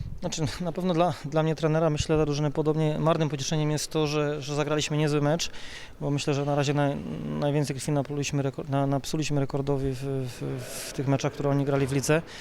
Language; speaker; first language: Polish; native; Polish